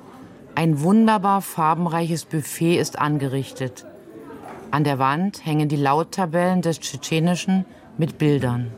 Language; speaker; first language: German; native; German